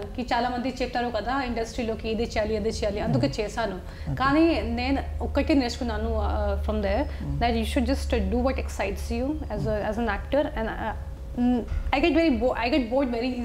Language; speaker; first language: Telugu; non-native, local second language; Hindi